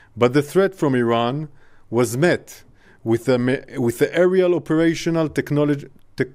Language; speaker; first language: English; non-native, fluent; Hebrew